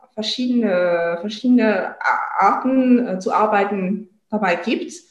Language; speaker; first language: German; non-native, fluent; French